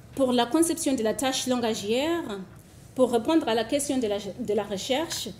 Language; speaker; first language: French; non-native, fluent; Shona